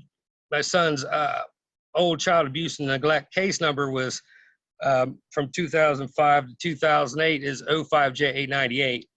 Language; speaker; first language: English; native; English